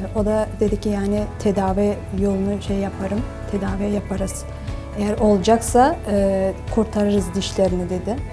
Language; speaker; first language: Turkish; non-native, fluent; Turkmen